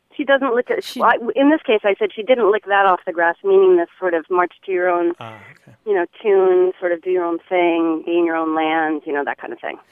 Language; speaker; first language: English; native; English